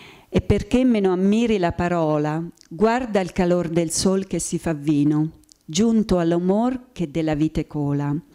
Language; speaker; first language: Italian; native; Italian